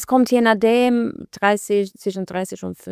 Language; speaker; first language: German; non-native, learner; Albanian